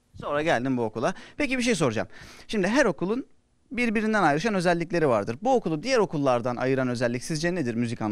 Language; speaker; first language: Turkish; native; Turkish